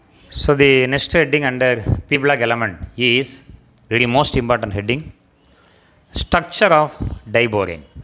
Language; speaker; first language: English; non-native, local second language; Tamil